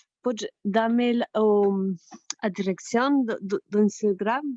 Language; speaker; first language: Portuguese; non-native, fluent; French